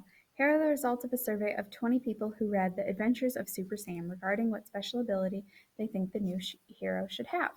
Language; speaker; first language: English; native; English